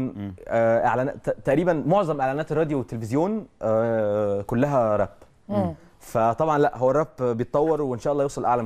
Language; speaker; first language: Arabic; native; Arabic